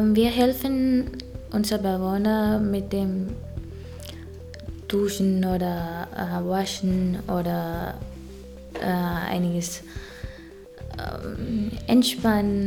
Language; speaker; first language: German; non-native, learner; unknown